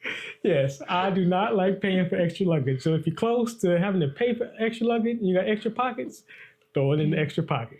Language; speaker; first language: English; native; English